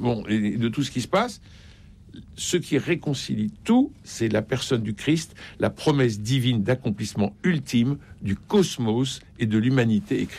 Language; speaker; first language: French; native; French